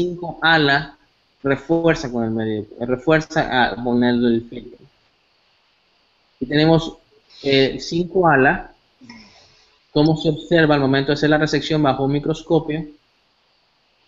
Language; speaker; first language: Spanish; native; Spanish